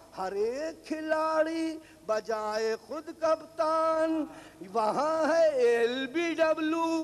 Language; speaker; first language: Urdu; native; Urdu